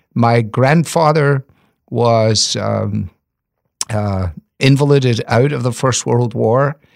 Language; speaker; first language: English; native; English